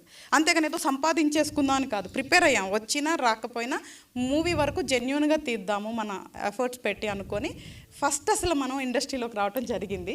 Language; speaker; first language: Telugu; native; Telugu